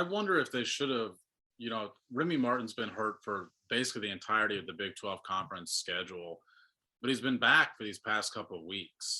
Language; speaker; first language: English; native; English